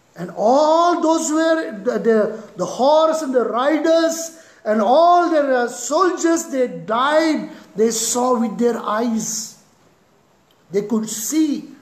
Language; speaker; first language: English; non-native, local second language; Marathi